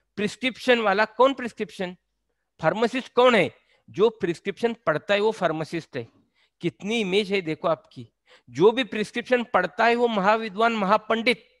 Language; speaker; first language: Hindi; non-native, local second language; Marathi